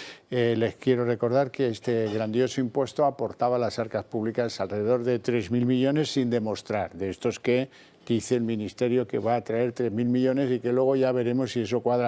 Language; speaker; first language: Spanish; native; Spanish